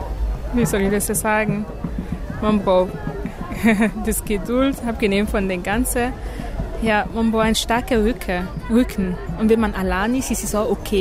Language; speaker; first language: German; non-native, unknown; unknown